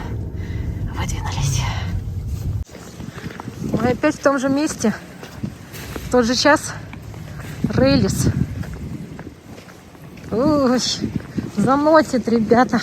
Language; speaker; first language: Russian; native; Russian